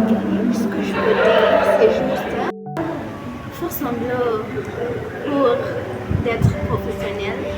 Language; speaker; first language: French; non-native, learner; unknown